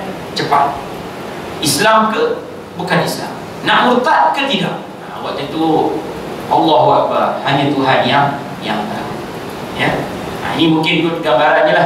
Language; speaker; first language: Malay; native; Malay